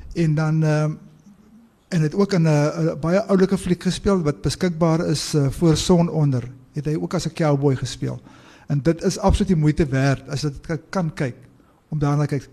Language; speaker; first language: Afrikaans; native; Afrikaans